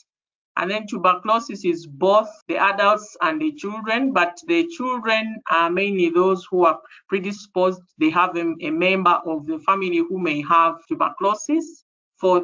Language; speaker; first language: English; non-native, local second language; Ganda